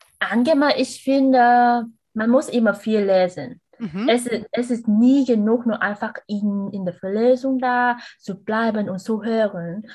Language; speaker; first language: German; non-native, learner; Vietnamese